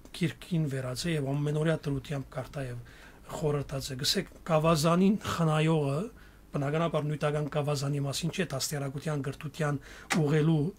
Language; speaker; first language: Armenian; native; Armenian